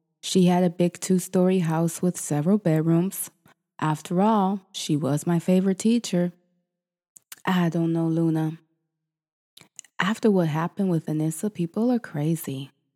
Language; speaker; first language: English; native; English